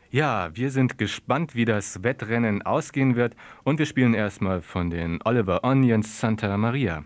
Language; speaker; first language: German; native; German